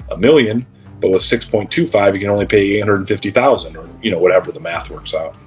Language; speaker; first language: English; native; English